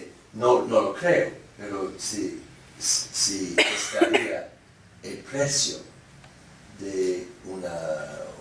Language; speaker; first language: Spanish; non-native, fluent; English